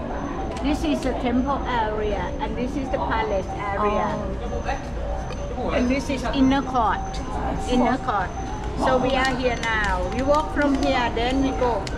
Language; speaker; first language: English; non-native, fluent; Thai